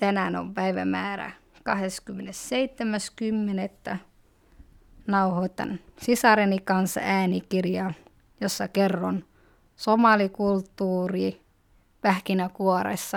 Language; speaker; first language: Finnish; early bilingual, other home language; Somali